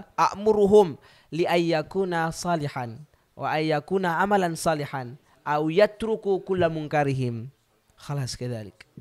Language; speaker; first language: Arabic; non-native, learner; Indonesian